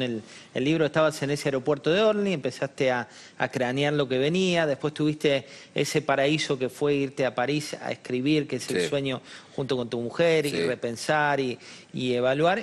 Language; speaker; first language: Spanish; native; Spanish